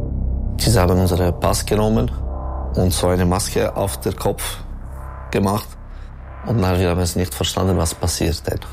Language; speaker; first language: German; non-native, learner; Albanian